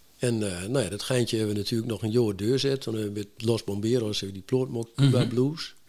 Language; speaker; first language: Dutch; native; Dutch